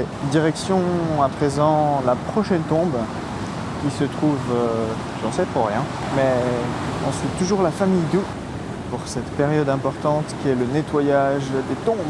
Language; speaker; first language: French; native; French